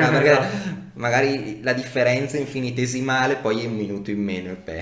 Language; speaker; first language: Italian; native; Italian